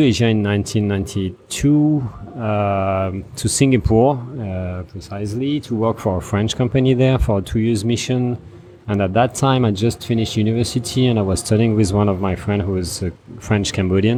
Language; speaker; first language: English; non-native, fluent; French